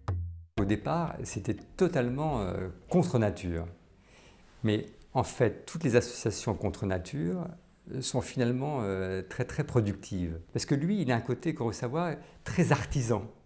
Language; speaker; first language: French; native; French